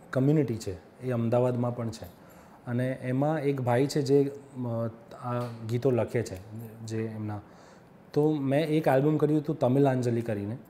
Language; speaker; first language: Gujarati; native; Gujarati